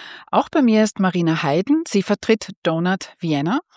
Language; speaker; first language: German; native; German